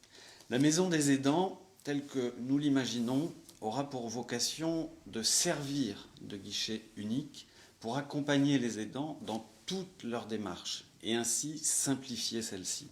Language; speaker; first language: French; native; French